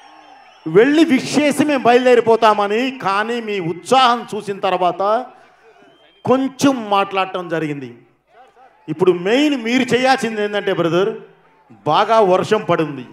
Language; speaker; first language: Telugu; native; Telugu